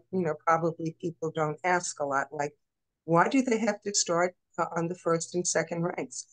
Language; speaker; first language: English; native; English